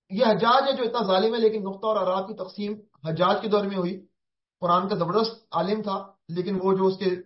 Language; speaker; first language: Urdu; native; Urdu